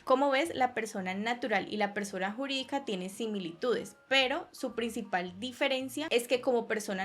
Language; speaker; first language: Spanish; native; Spanish